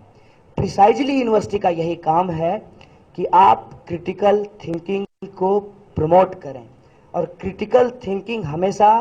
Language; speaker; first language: Hindi; native; Hindi